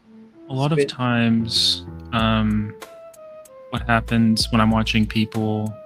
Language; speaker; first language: English; native; English